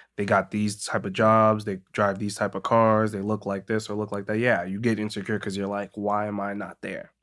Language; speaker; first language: English; native; English